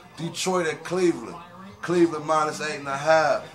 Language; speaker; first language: English; native; English